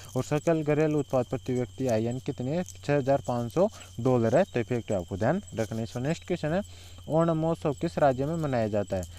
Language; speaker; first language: Hindi; native; Hindi